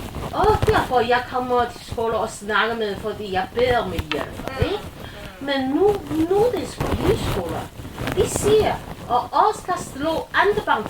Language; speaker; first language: Danish; non-native, learner; Chinese